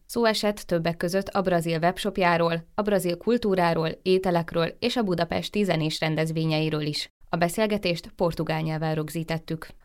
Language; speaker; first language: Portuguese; non-native, fluent; Hungarian